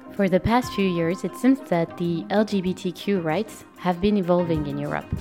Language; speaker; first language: English; non-native, fluent; French